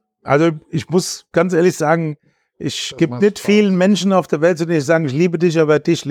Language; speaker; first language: German; native; German